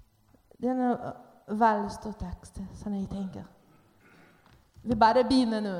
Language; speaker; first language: Norwegian; non-native, learner; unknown